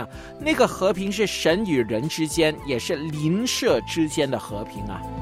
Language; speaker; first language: Chinese; native; Chinese